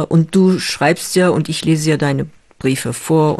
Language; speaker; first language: German; non-native, fluent; Turkish